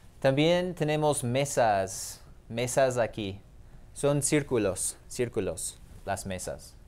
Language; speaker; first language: Spanish; non-native, fluent; English